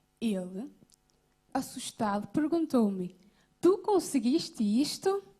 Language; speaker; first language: Portuguese; non-native, local second language; Kabuverdianu